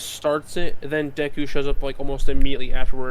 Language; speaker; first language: English; native; English